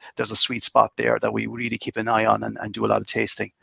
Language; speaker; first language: English; native; English